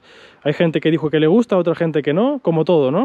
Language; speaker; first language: Spanish; native; Spanish